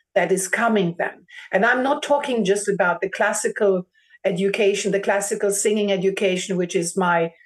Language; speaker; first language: English; non-native, fluent; German